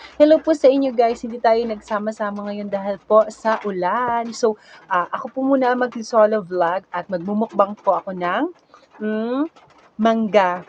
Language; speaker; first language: Filipino; non-native, local second language; Bikol